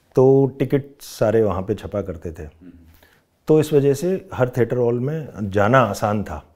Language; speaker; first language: Hindi; non-native, local second language; Rajasthani